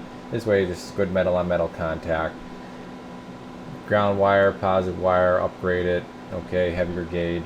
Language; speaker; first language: English; native; English